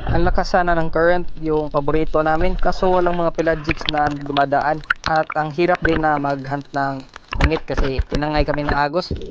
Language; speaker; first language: Filipino; non-native, local second language; Cebuano